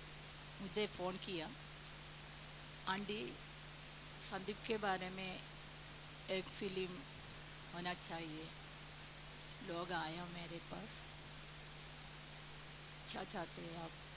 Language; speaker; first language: Hindi; non-native, local second language; Malayalam